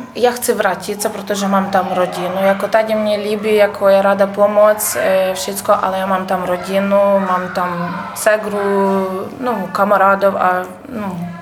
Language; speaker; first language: Czech; non-native, fluent; Ukrainian